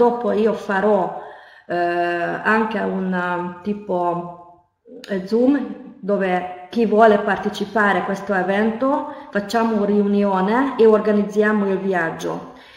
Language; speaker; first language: Italian; non-native, fluent; Hungarian